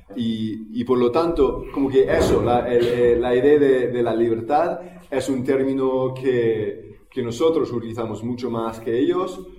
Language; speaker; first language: Spanish; non-native, fluent; English